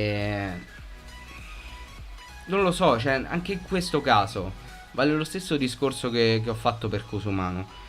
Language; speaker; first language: Italian; native; Italian